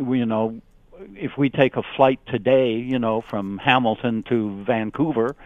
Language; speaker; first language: English; native; English